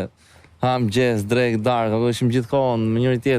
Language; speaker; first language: Albanian; native; Albanian